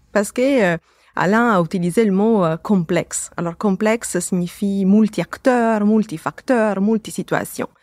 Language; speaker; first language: French; native; French